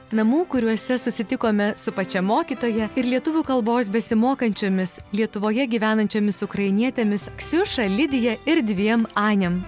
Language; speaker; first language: Lithuanian; native; Lithuanian